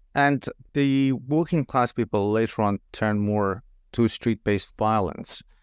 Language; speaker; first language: English; non-native, fluent; Persian